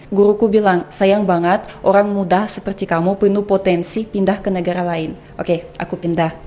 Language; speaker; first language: Indonesian; non-native, fluent; Russian